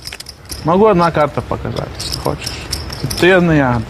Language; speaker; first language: Russian; non-native, learner; Lithuanian